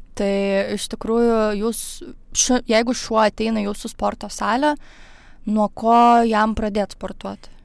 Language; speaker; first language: Lithuanian; native; Lithuanian